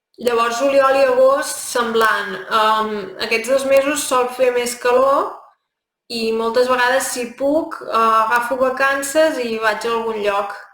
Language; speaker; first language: Catalan; native; Catalan